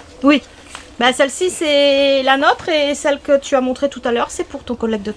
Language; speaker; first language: French; native; French